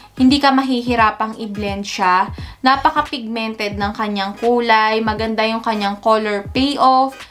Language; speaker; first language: Filipino; native; Filipino